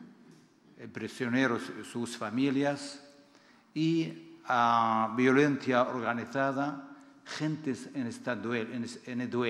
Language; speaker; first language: Spanish; non-native, fluent; Arabic